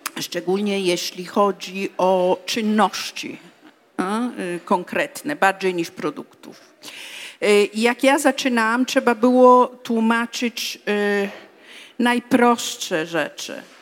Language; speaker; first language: Polish; non-native, fluent; Italian